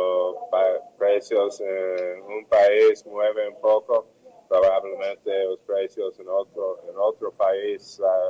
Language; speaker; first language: Portuguese; non-native, fluent; English